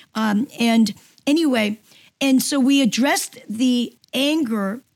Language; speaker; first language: English; non-native, fluent; Korean